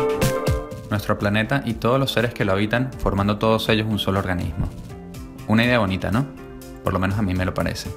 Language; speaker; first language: Spanish; native; Spanish